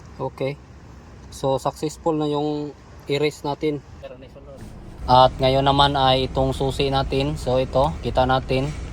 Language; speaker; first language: Filipino; non-native, local second language; Cebuano